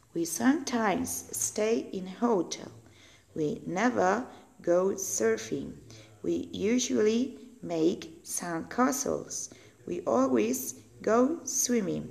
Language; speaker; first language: English; non-native, learner; Spanish